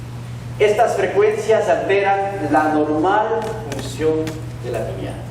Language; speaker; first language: Spanish; native; Spanish